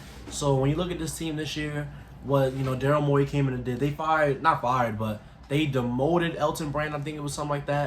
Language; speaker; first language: English; native; English